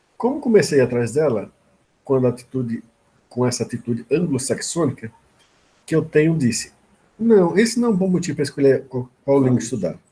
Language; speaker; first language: Portuguese; native; Portuguese